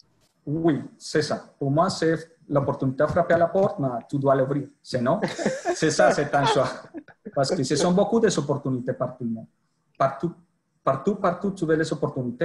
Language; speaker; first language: French; non-native, fluent; Spanish